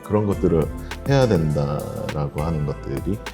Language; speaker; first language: Korean; native; Korean